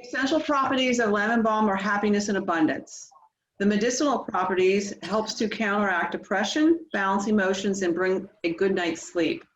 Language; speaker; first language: English; native; English